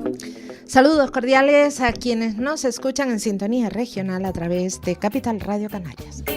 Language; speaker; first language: Spanish; native; Spanish